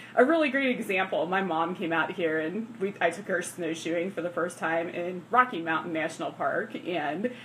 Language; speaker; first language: English; native; English